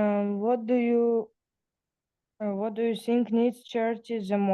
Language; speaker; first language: English; non-native, learner; Russian